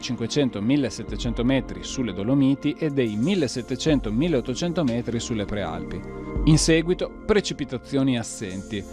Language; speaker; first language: Italian; native; Italian